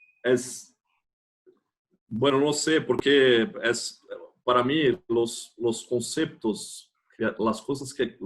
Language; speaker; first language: Spanish; non-native, fluent; Portuguese